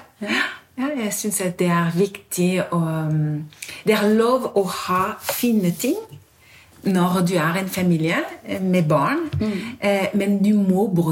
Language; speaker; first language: Norwegian; non-native, fluent; French